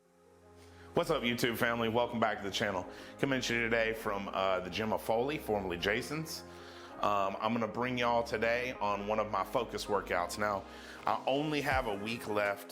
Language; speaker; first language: English; native; English